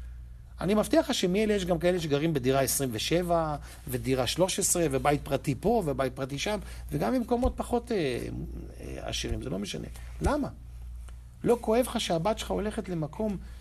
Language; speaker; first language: Hebrew; native; Hebrew